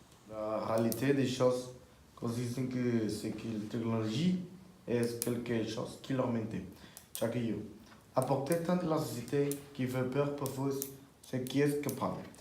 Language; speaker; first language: French; non-native, learner; Spanish